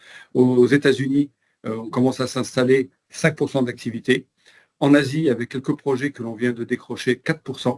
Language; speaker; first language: French; native; French